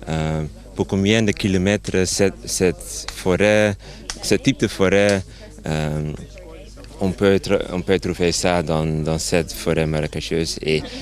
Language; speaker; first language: French; non-native, learner; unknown